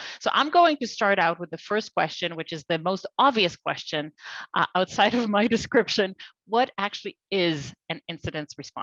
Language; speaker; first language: English; non-native, fluent; Polish